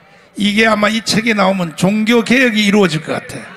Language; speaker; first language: Korean; native; Korean